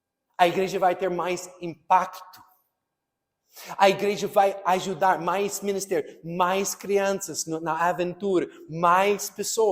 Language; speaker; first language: Portuguese; non-native, fluent; English